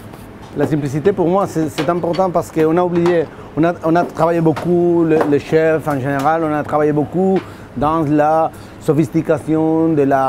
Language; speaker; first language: French; non-native, fluent; Spanish